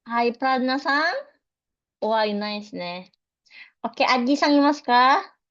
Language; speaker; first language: Japanese; non-native, fluent; Indonesian